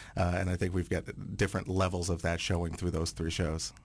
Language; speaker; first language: English; non-native, fluent; French